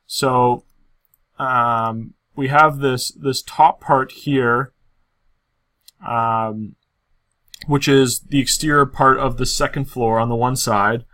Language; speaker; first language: English; native; English